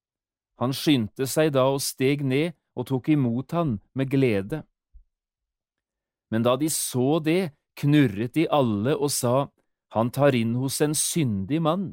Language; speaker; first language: Norwegian; native; Norwegian